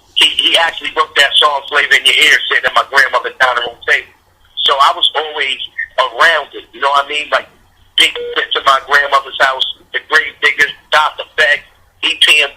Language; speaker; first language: English; native; English